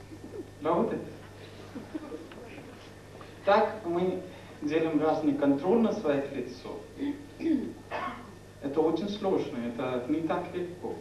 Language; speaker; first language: Russian; non-native, learner; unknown